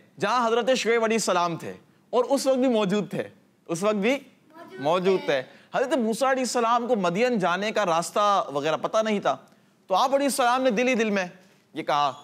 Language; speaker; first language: Urdu; native; Urdu